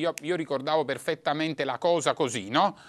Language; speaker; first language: Italian; native; Italian